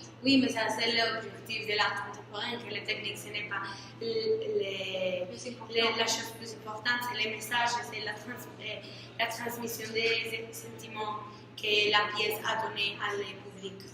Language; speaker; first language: French; non-native, learner; Spanish